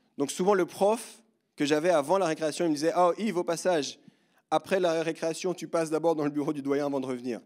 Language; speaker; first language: French; native; French